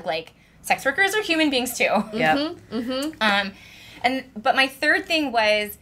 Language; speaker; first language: English; native; English